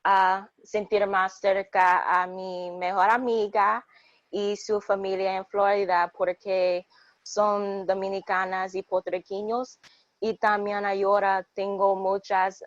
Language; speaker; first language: Spanish; non-native, learner; English